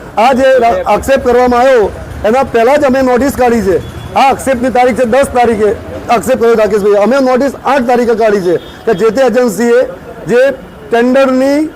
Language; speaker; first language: Gujarati; native; Gujarati